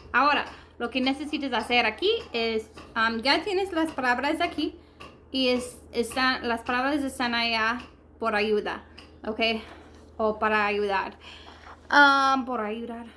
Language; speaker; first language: Spanish; non-native, learner; English